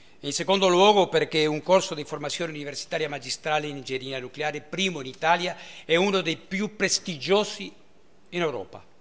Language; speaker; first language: Italian; early bilingual, heritage; Italian